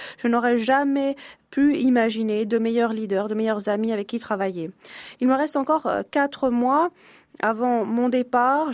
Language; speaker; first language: French; native; French